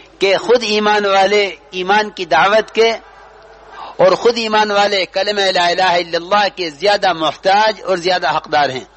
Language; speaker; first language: Urdu; native; Urdu